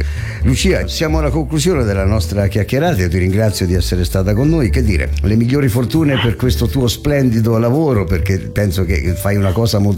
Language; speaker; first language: Italian; native; Italian